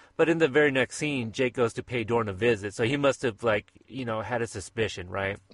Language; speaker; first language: English; native; English